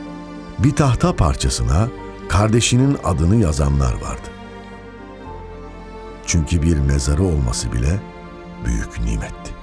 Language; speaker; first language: Turkish; native; Turkish